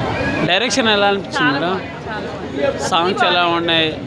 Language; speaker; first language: Telugu; native; Telugu